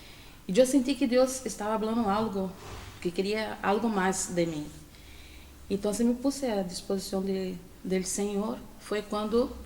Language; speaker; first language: Spanish; non-native, fluent; Portuguese